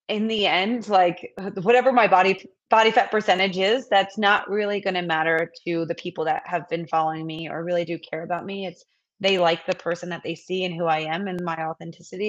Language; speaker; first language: English; native; English